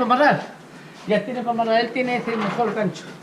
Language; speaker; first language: Spanish; native; Spanish